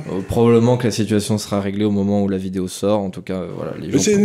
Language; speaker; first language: French; native; French